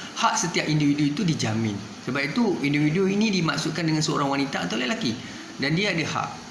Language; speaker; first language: Malay; non-native, local second language; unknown